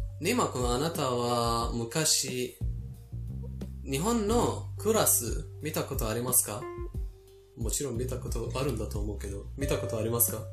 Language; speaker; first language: Japanese; non-native, fluent; Persian